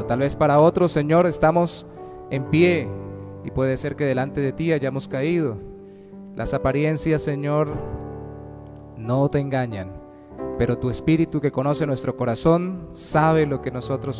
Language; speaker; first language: Spanish; native; Spanish